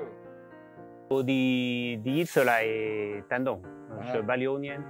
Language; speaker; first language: Chinese; non-native, learner; French